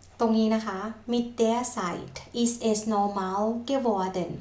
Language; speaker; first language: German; non-native, fluent; Thai